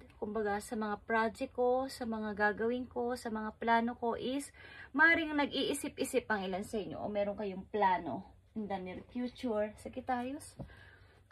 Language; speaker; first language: Filipino; native; Filipino